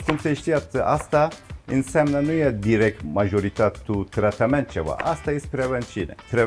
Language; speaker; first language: Romanian; non-native, learner; Turkish